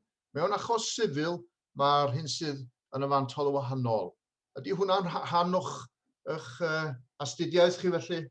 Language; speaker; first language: Welsh; native; Welsh